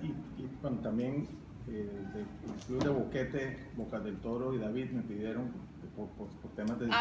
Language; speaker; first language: Spanish; native; Spanish